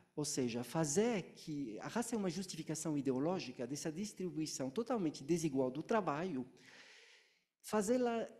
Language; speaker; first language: Portuguese; non-native, fluent; French